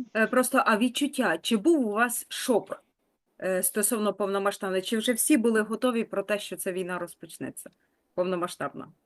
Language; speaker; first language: Ukrainian; native; Ukrainian